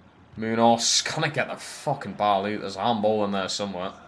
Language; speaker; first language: English; native; English